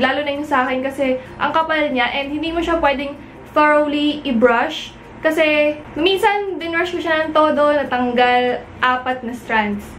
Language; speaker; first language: Filipino; native; Filipino